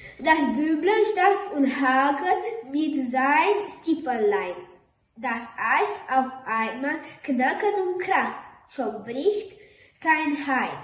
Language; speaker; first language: German; non-native, learner; Romanian